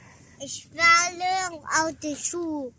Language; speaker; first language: German; early bilingual, other home language; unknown